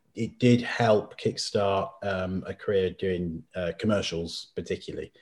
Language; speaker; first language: English; native; English